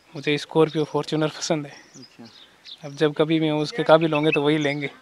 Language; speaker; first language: Hindi; native; Hindi